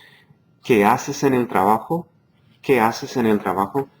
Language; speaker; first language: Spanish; non-native, fluent; English